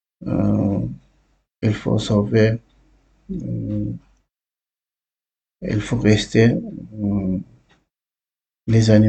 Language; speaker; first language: French; non-native, learner; Uzbek